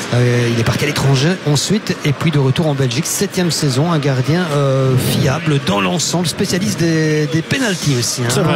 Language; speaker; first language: French; native; French